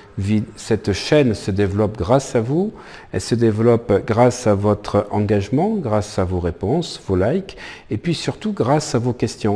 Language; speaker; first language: French; native; French